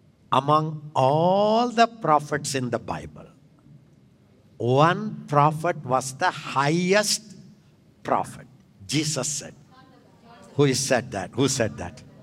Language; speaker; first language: English; non-native, local second language; Tamil